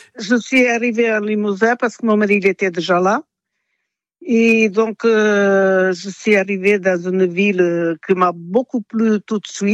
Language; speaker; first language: French; non-native, fluent; Portuguese